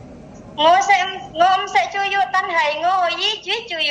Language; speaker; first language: Cantonese; non-native, learner; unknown